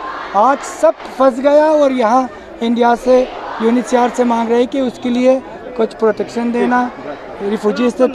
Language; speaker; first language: Hindi; non-native, fluent; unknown